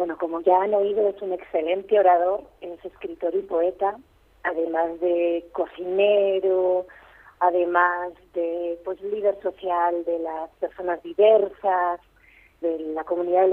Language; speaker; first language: Spanish; native; Spanish